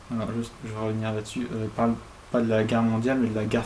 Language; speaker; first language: French; native; French